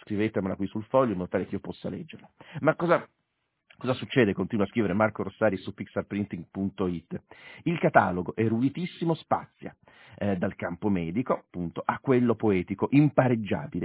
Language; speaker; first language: Italian; native; Italian